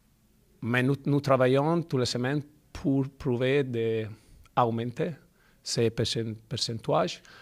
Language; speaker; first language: French; non-native, fluent; Italian